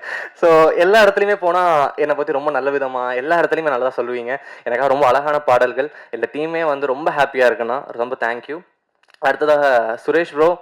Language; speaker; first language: Tamil; native; Tamil